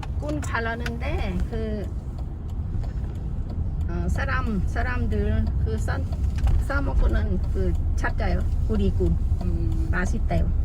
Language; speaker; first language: Korean; non-native, learner; Thai